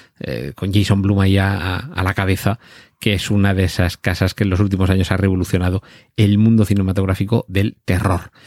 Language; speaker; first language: Spanish; native; Spanish